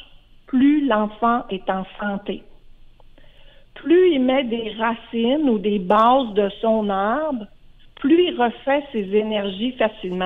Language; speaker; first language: French; native; French